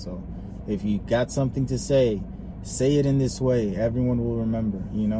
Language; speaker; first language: English; early bilingual, other home language; Spanish